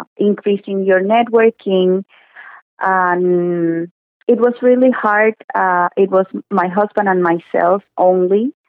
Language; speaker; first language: English; non-native, fluent; Spanish